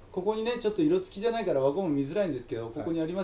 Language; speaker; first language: Japanese; native; Japanese